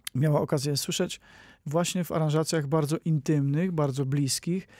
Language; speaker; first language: Polish; native; Polish